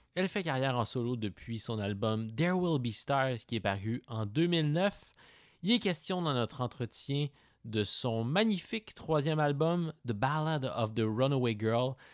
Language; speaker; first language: French; native; French